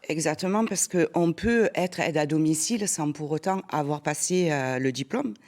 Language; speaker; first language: French; native; French